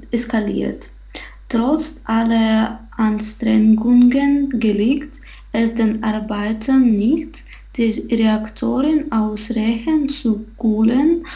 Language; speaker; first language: German; non-native, learner; Russian